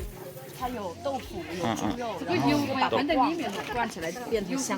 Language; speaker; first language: Chinese; native; Chinese